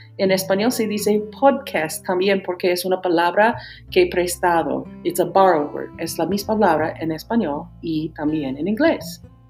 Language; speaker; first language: Spanish; non-native, fluent; English